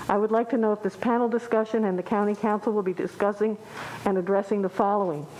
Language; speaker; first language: English; native; English